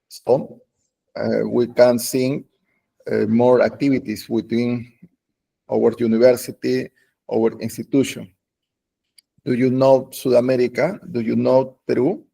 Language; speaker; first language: English; non-native, learner; Spanish